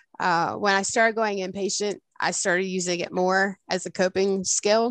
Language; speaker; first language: English; native; English